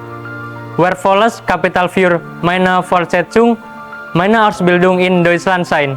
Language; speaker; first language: German; non-native, learner; Indonesian